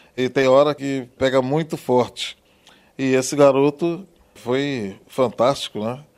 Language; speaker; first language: Portuguese; native; Portuguese